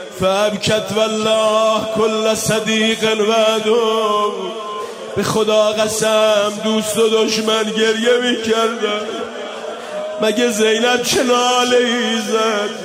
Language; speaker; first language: Persian; native; Persian